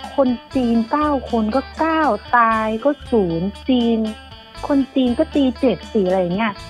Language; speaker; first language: Thai; native; Thai